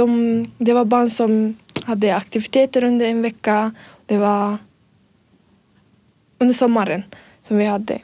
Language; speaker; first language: Swedish; early bilingual, other home language; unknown